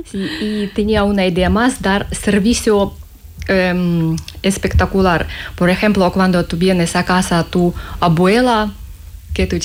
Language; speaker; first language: Spanish; non-native, learner; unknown